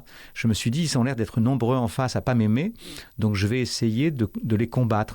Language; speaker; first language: French; native; French